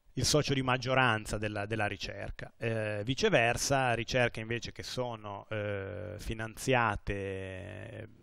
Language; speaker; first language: Italian; native; Italian